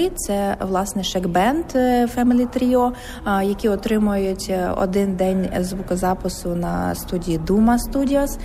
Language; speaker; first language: Ukrainian; native; Ukrainian